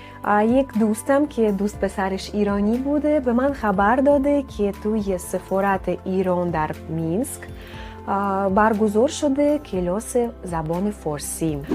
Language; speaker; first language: Persian; non-native, fluent; Russian